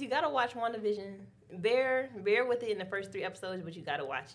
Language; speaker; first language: English; native; English